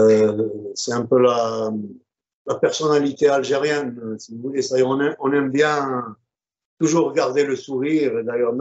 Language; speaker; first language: French; non-native, local second language; Arabic